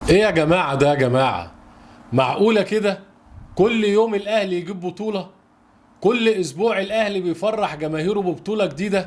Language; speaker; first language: Arabic; native; Arabic